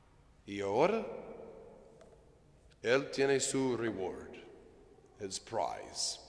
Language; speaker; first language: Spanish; non-native, fluent; English